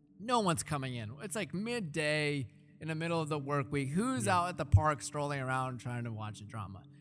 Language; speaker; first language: English; early bilingual, other home language; Russian